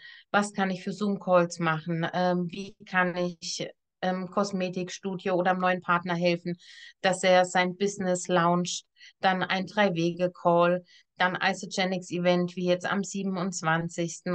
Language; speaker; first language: German; native; German